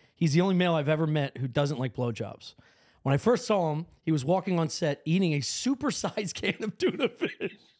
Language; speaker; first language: English; native; English